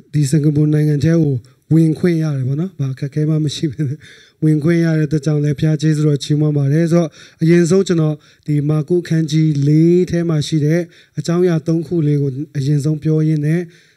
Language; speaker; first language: Burmese; non-native, local second language; Tedim Chin